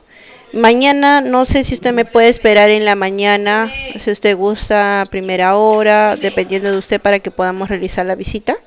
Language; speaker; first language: Spanish; native; Spanish